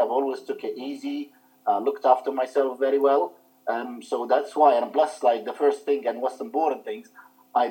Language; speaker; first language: English; non-native, fluent; Arabic